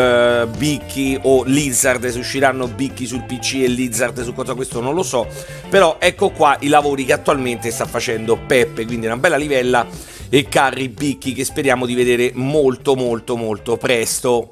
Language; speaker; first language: Italian; native; Italian